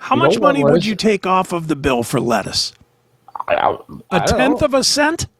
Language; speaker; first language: English; native; English